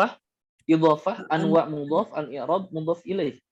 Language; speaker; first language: Arabic; non-native, fluent; Indonesian